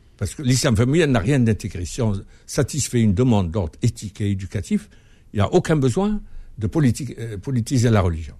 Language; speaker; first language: French; non-native, local second language; Arabic